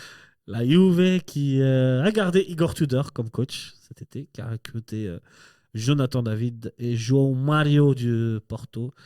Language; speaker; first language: French; native; French